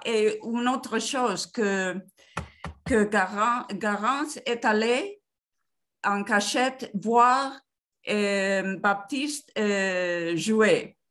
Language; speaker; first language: French; non-native, learner; Spanish